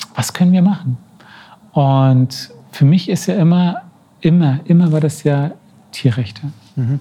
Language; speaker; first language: German; native; German